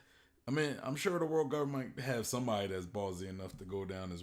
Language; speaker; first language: English; native; English